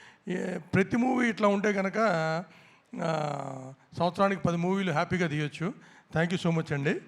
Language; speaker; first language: Telugu; native; Telugu